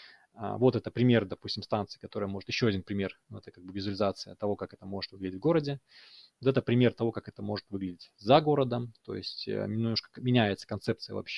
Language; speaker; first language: Russian; native; Russian